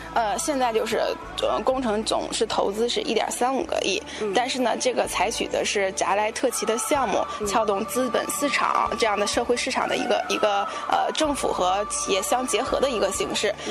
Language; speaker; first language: Chinese; native; Chinese